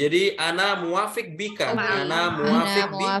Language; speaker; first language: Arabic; non-native, fluent; Indonesian